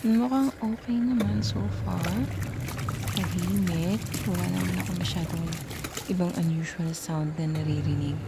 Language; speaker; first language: Filipino; native; Filipino